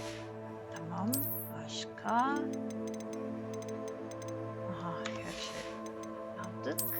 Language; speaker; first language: Turkish; non-native, learner; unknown